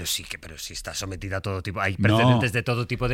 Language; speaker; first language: Spanish; native; Spanish